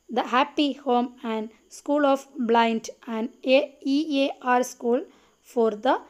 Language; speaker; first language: English; non-native, local second language; Malayalam